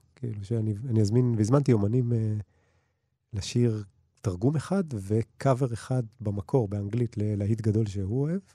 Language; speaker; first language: Hebrew; early bilingual, other home language; Russian